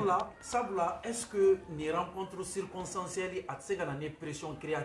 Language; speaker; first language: French; non-native, local second language; Bambara